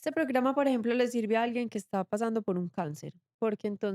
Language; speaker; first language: Spanish; native; Spanish